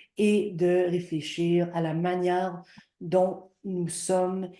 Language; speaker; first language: French; native; French